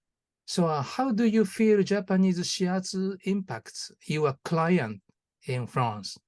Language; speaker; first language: English; non-native, learner; Japanese